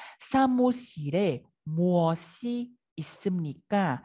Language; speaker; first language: Korean; non-native, fluent; Vietnamese